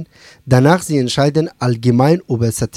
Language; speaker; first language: German; non-native, learner; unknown